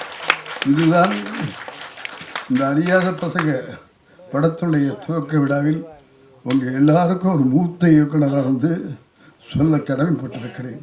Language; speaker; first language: Tamil; native; Tamil